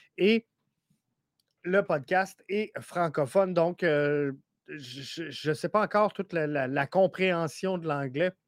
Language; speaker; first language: French; native; French